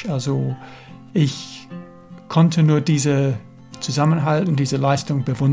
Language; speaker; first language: German; non-native, fluent; English